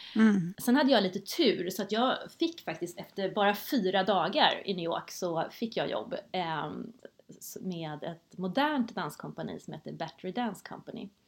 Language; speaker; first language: Swedish; native; Swedish